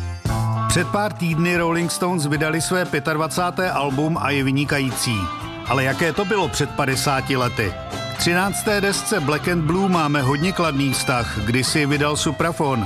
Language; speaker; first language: Czech; native; Czech